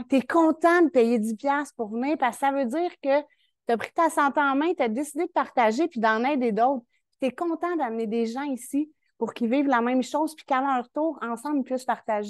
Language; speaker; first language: French; native; French